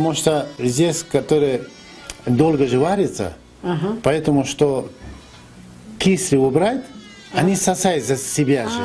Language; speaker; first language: Russian; non-native, fluent; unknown